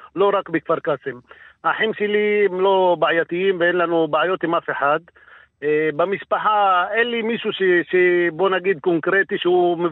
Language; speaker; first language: Hebrew; non-native, local second language; Arabic